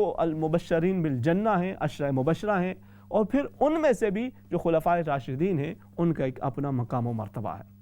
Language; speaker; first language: Urdu; native; Urdu